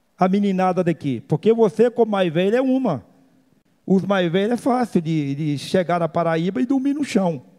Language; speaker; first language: Portuguese; native; Portuguese